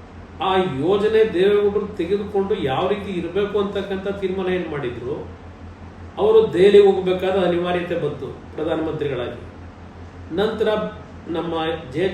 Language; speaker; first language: Kannada; native; Kannada